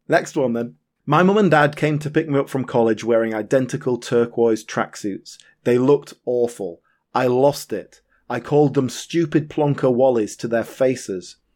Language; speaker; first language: English; native; English